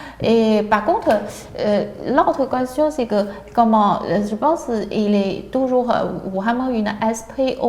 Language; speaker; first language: French; non-native, learner; Chinese